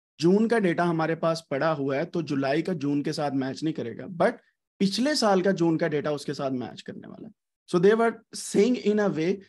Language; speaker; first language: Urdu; native; Urdu